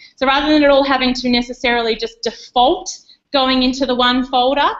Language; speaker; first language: English; native; English